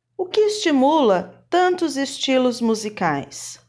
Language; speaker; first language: Portuguese; native; Portuguese